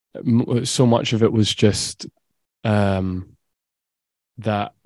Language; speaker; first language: English; native; English